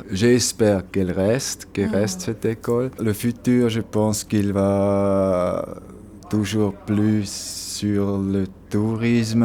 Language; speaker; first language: French; non-native, local second language; German